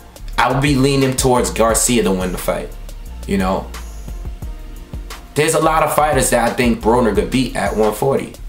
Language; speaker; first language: English; native; English